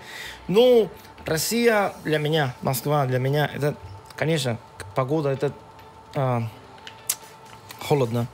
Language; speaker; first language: Russian; non-native, learner; Spanish